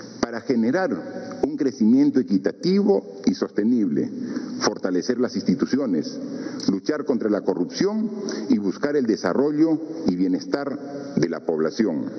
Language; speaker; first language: Spanish; native; Spanish